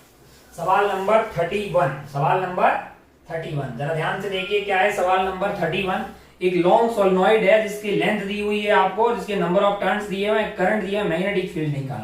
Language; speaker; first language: Hindi; native; Hindi